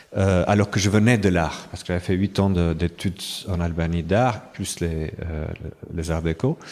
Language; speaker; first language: French; non-native, fluent; Albanian